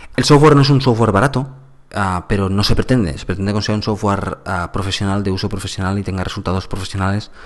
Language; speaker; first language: Spanish; native; Spanish